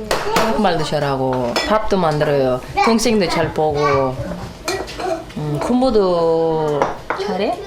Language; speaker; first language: Korean; non-native, learner; Russian